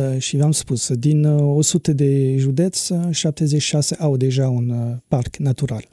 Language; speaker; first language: Romanian; non-native, fluent; French